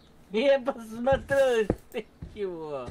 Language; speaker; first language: Russian; non-native, learner; Latvian